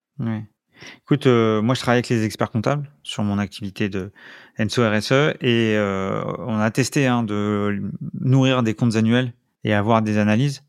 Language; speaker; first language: French; native; French